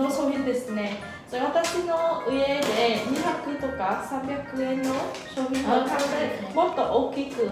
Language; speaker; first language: Japanese; non-native, learner; Filipino